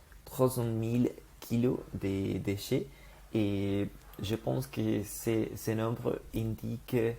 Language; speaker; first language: French; non-native, learner; Spanish